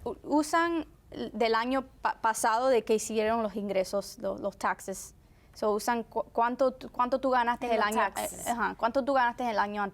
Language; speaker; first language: Spanish; early bilingual, heritage; Spanish